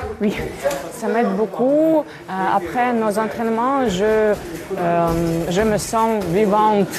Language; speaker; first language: French; non-native, fluent; Ukrainian